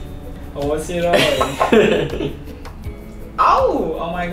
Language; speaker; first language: Japanese; non-native, learner; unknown